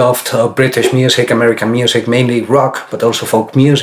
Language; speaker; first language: English; non-native, fluent; Spanish